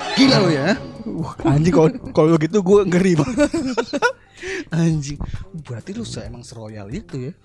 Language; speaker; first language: Indonesian; native; Indonesian